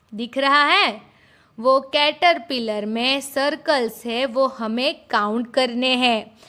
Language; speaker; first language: Hindi; non-native, local second language; Gujarati